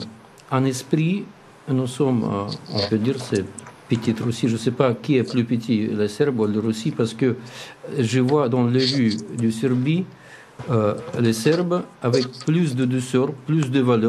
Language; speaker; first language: French; non-native, learner; Russian